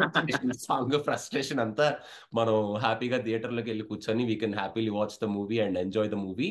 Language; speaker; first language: Telugu; native; Telugu